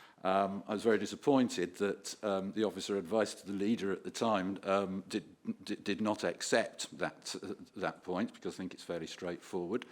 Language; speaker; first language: English; native; English